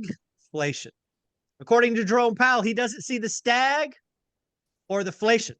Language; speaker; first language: English; native; English